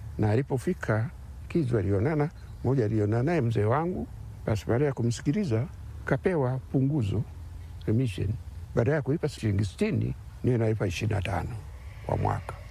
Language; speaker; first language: Swahili; non-native, local second language; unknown